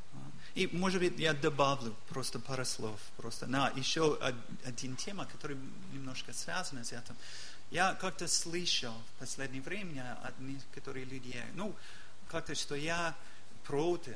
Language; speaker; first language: Russian; non-native, learner; English